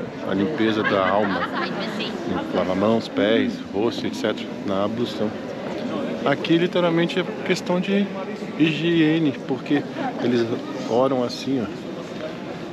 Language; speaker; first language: Portuguese; native; Portuguese